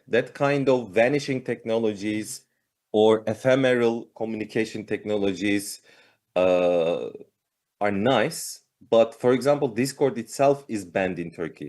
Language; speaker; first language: English; non-native, fluent; Turkish